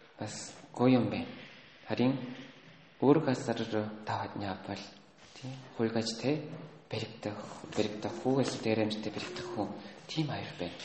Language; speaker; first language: Mongolian; non-native, fluent; Korean